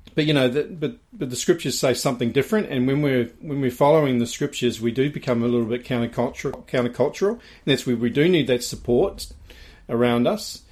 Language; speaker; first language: English; native; English